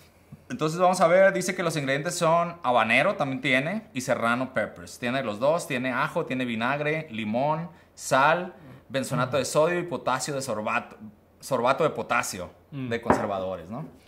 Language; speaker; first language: Spanish; native; Spanish